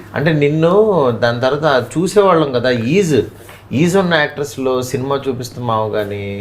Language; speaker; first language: Telugu; native; Telugu